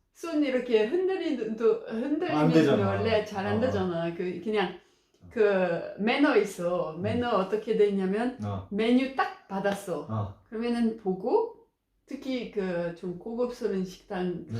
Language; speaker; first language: Korean; non-native, learner; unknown